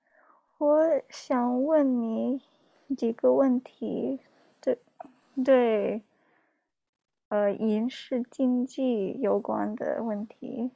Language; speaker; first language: Chinese; non-native, learner; English